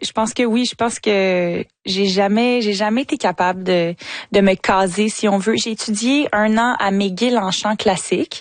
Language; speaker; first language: French; native; French